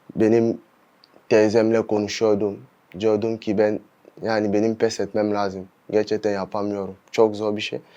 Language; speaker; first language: Turkish; non-native, fluent; French